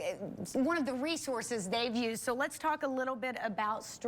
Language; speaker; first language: English; native; English